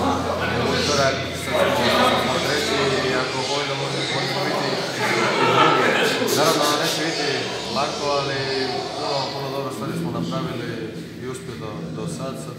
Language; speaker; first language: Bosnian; non-native, learner; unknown